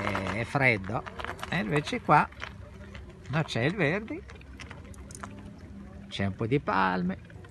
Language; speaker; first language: Italian; non-native, learner; Arabic